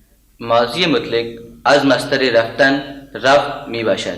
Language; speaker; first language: Persian; non-native, learner; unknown